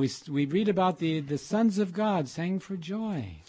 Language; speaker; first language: English; native; English